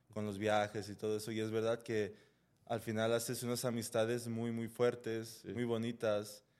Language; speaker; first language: Spanish; early bilingual, heritage; Spanish